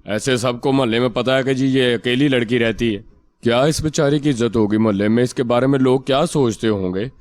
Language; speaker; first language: Urdu; non-native, local second language; Punjabi